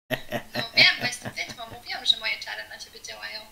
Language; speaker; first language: Polish; non-native, fluent; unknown